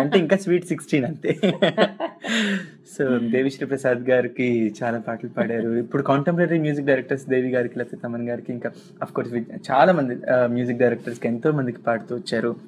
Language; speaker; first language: Telugu; native; Telugu